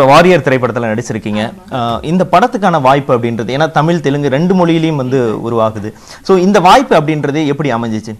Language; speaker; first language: Tamil; native; Tamil